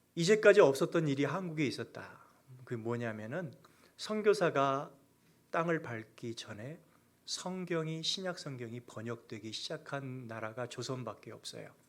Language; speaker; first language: Korean; native; Korean